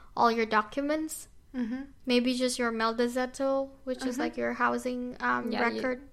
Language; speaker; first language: English; non-native, fluent; Indonesian